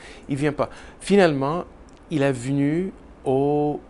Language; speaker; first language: French; non-native, learner; English